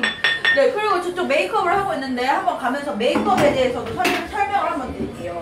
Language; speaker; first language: Korean; native; Korean